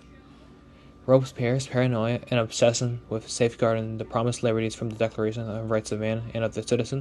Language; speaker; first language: English; native; English